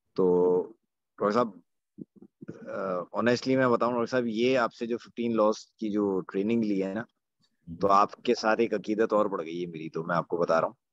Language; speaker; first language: Urdu; native; Urdu